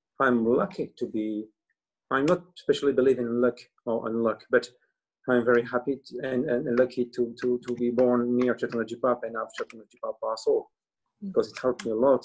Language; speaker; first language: English; non-native, learner; French